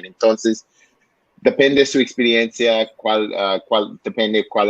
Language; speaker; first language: Spanish; non-native, learner; English